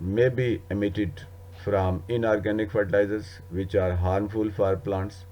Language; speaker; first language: English; non-native, local second language; Urdu